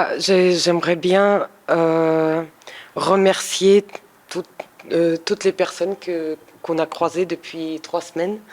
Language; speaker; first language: French; non-native, fluent; Russian